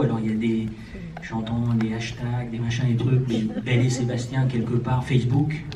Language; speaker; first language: French; native; French